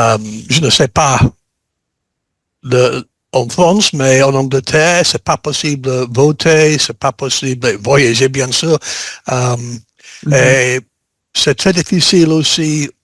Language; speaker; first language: French; non-native, learner; English